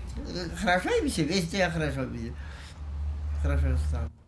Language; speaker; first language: Russian; non-native, local second language; Kyrgyz